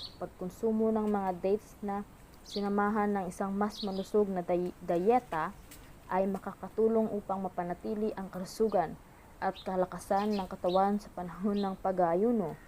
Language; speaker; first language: Filipino; non-native, local second language; Hiligaynon